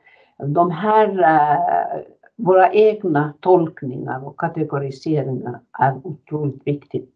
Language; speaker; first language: Swedish; non-native, fluent; Finnish